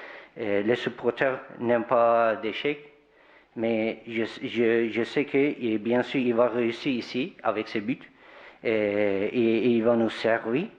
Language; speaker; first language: French; non-native, fluent; Turkish